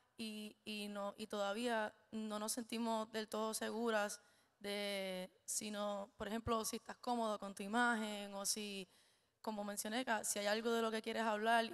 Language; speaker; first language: Spanish; native; Spanish